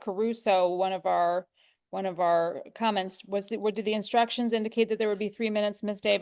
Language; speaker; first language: English; native; English